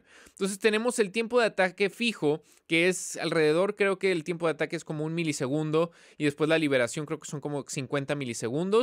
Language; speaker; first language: Spanish; native; Spanish